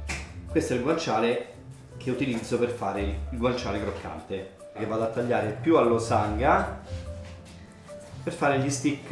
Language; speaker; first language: Italian; native; Italian